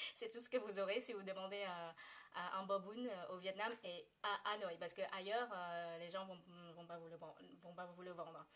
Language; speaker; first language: French; non-native, fluent; Vietnamese